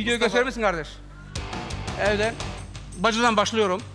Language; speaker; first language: Turkish; native; Turkish